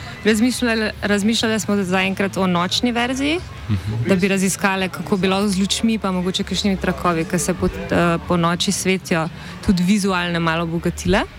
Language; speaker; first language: Slovenian; native; Slovenian